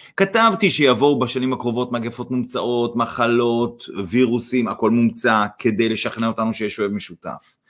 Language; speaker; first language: Hebrew; non-native, fluent; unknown